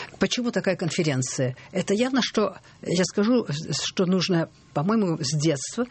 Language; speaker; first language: Russian; early bilingual, heritage; Russian